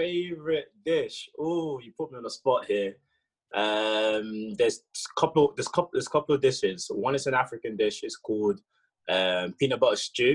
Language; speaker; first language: English; early bilingual, other home language; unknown